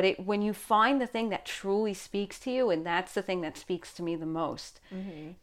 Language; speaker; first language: English; native; English